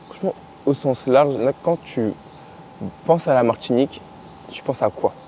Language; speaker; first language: French; native; French